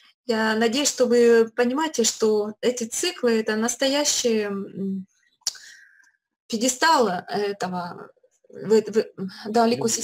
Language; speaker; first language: Russian; native; Russian